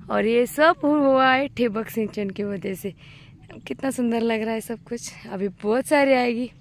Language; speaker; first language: Hindi; non-native, local second language; Marathi